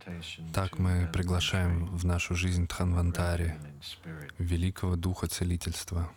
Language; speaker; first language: Russian; native; Russian